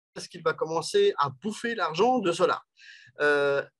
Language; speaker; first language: French; native; French